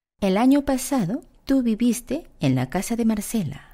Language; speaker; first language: Spanish; non-native, fluent; Korean